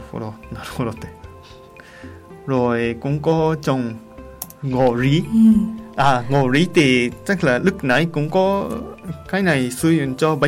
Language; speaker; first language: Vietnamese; non-native, learner; Japanese